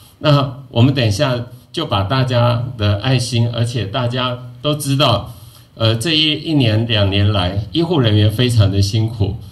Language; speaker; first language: Chinese; native; Chinese